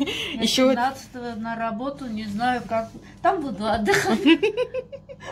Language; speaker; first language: Russian; non-native, learner; Armenian